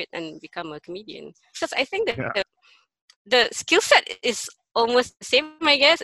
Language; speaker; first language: English; non-native, local second language; Malay